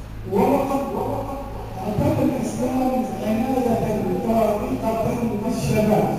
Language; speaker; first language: Arabic; native; Arabic